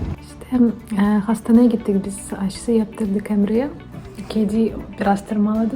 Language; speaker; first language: Turkish; non-native, learner; Russian